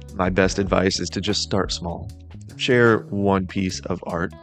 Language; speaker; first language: English; native; English